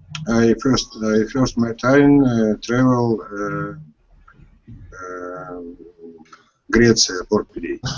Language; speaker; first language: English; non-native, learner; Russian